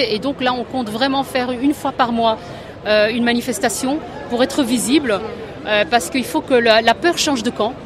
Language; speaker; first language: French; native; French